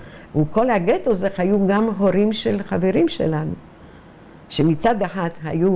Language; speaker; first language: Hebrew; non-native, fluent; Yiddish